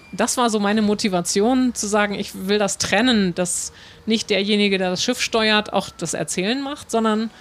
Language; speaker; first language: German; native; German